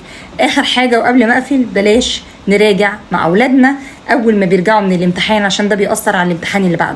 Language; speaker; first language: Arabic; native; Arabic